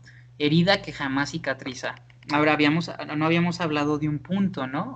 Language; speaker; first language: Spanish; native; Spanish